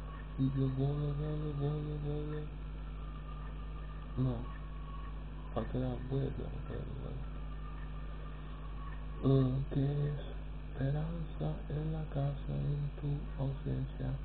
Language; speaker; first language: Spanish; non-native, learner; Romanian